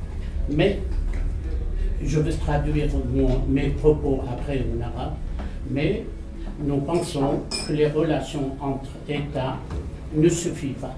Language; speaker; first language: French; non-native, fluent; Arabic